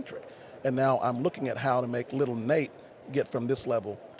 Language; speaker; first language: English; native; English